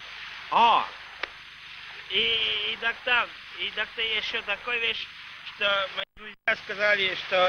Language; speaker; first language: Russian; non-native, local second language; Estonian